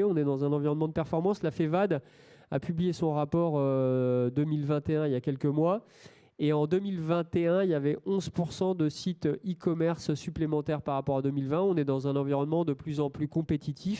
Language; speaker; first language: French; native; French